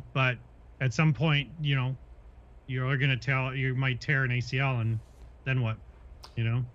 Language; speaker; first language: English; native; English